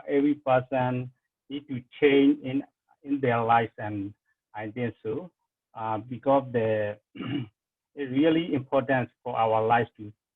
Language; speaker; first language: English; non-native, learner; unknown